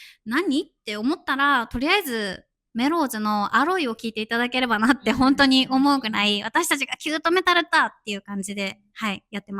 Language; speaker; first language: Japanese; native; Japanese